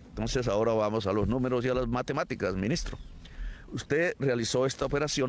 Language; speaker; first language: Spanish; native; Spanish